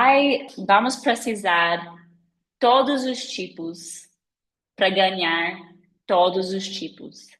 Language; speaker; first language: Portuguese; non-native, fluent; English